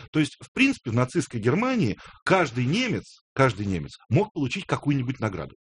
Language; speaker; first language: Russian; native; Russian